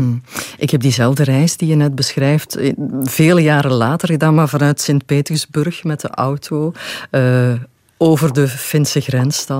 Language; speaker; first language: Dutch; native; Dutch